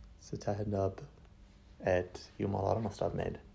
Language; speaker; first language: Estonian; non-native, learner; English